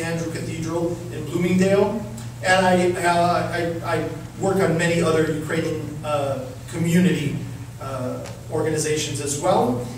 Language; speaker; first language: English; early bilingual, other home language; Ukrainian